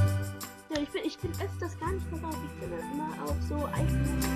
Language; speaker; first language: German; native; German